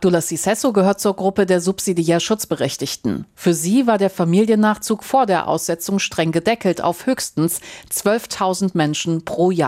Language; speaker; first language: German; native; German